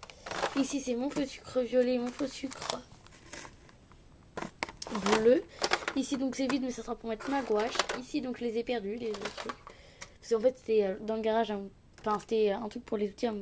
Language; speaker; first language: French; native; French